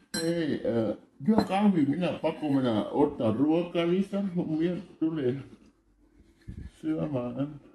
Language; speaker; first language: Finnish; non-native, learner; Thai